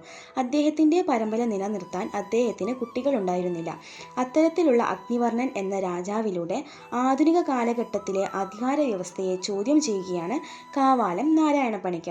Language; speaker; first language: Malayalam; native; Malayalam